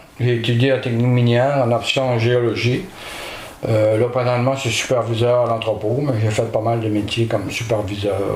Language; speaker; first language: French; native; French